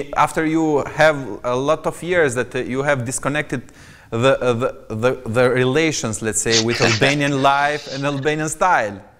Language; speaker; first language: English; non-native, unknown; Albanian